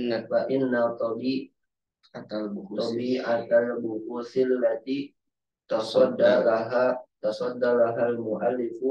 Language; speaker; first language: Arabic; non-native, fluent; Indonesian